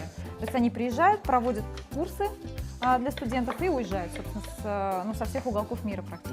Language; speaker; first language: Russian; native; Russian